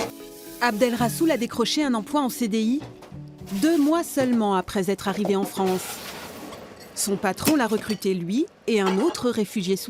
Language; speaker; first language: French; native; French